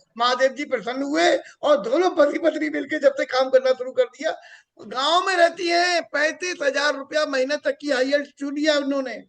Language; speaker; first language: Hindi; native; Hindi